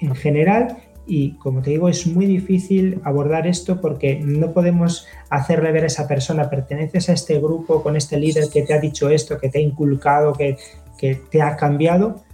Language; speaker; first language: Spanish; native; Spanish